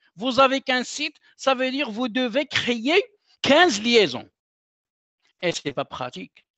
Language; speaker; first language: French; non-native, local second language; Arabic